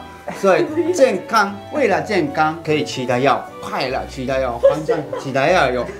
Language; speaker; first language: Chinese; non-native, fluent; Japanese